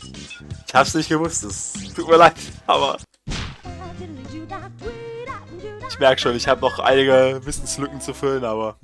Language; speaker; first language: German; native; German